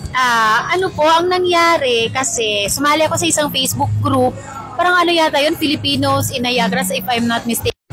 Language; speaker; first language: Filipino; non-native, local second language; Cebuano